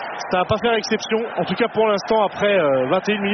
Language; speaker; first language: French; native; French